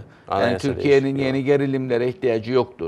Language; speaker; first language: Turkish; native; Turkish